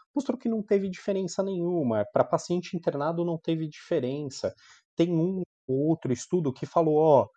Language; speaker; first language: Portuguese; native; Portuguese